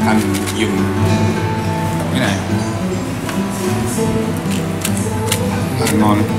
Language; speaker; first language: Vietnamese; non-native, learner; Japanese